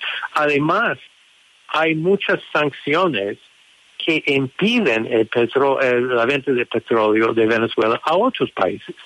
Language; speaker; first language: Spanish; non-native, fluent; English